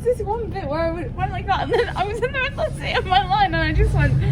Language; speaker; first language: English; native; English